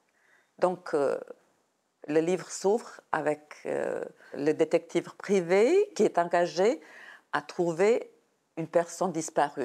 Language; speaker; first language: French; non-native, fluent; Serbian